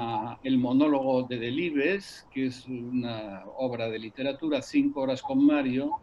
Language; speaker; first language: Spanish; native; Spanish